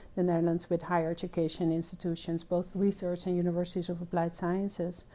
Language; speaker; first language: English; non-native, fluent; Dutch